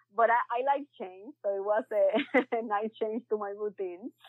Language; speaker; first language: English; early bilingual, other home language; Spanish